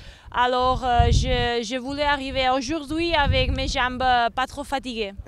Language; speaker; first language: French; non-native, fluent; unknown